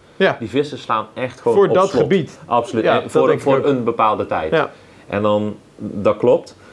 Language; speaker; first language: Dutch; native; Dutch